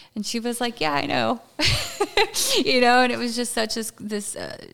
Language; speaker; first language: English; native; English